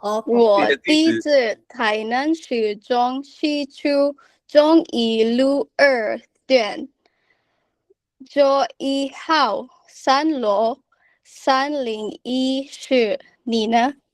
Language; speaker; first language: Chinese; non-native, learner; Filipino